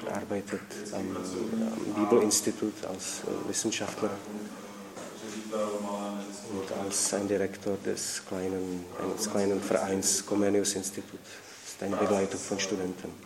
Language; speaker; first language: German; non-native, fluent; Czech